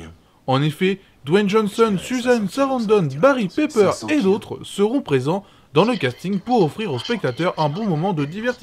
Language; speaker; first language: French; native; French